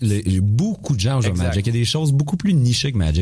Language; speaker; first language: French; native; French